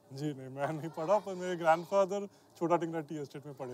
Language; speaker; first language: Hindi; native; Hindi